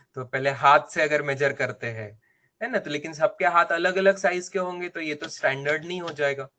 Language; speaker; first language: Hindi; non-native, local second language; Marathi